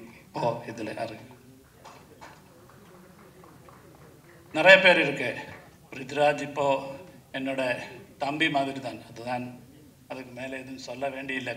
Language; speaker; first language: Tamil; non-native, learner; Malayalam